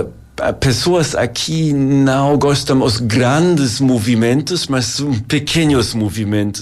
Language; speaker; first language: Portuguese; non-native, learner; German